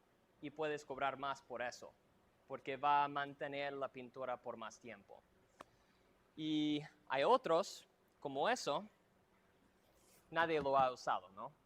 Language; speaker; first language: Spanish; non-native, fluent; English